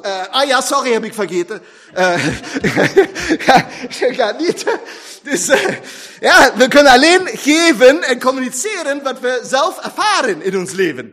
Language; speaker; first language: Dutch; non-native, fluent; German